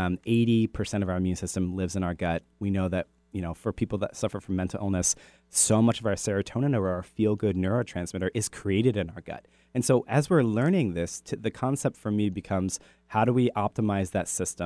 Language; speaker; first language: English; native; English